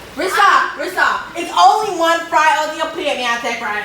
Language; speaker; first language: English; native; English